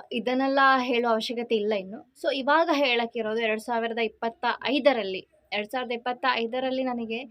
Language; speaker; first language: Kannada; non-native, local second language; Malayalam